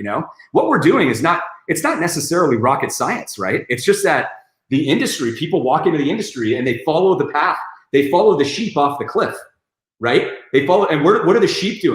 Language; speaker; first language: English; native; English